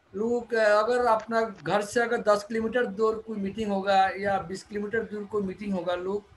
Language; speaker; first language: Hindi; non-native, local second language; Bangla